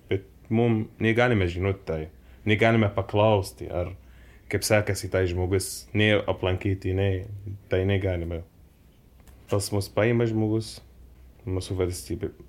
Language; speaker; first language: Lithuanian; non-native, learner; Arabic